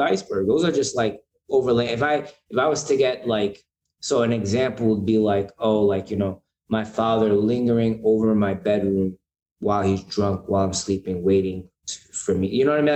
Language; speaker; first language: English; native; English